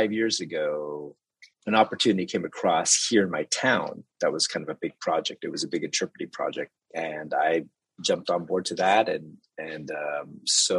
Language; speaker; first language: English; early bilingual, other home language; Spanish